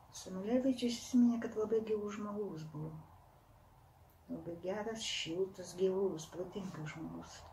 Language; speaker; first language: Lithuanian; non-native, local second language; Polish